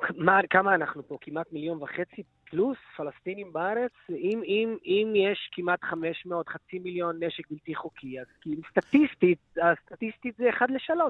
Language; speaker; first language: Hebrew; non-native, local second language; Arabic